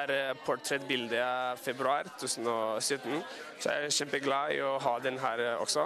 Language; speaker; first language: Norwegian; non-native, fluent; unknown